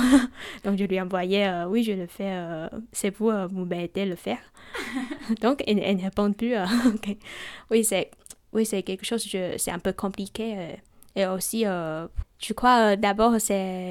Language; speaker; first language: French; non-native, fluent; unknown